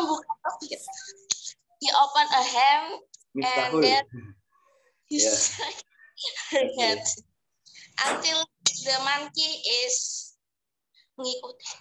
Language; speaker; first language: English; non-native, learner; Indonesian